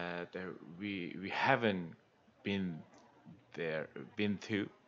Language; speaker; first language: English; non-native, learner; Korean